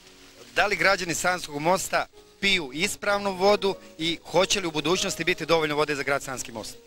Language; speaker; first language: Bosnian; native; Bosnian